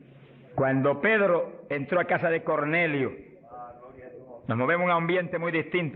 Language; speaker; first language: Spanish; native; Spanish